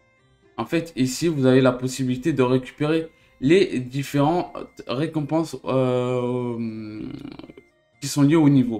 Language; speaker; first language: French; native; French